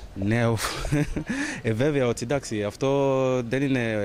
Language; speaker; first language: Greek; non-native, fluent; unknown